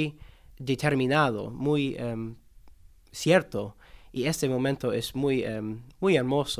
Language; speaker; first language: Spanish; non-native, learner; English